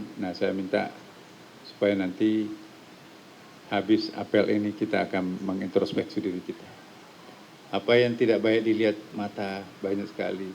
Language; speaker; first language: Indonesian; non-native, local second language; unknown